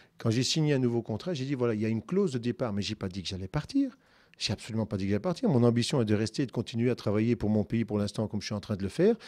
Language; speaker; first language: French; native; French